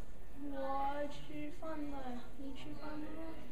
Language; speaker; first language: Chinese; non-native, learner; English